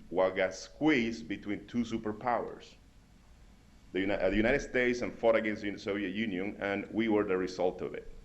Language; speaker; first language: English; non-native, fluent; Spanish